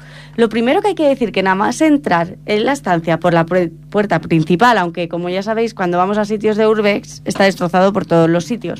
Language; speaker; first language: Spanish; native; Spanish